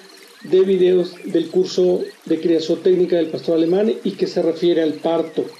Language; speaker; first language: Spanish; native; Spanish